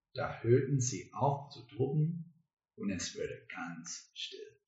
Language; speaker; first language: German; non-native, learner; English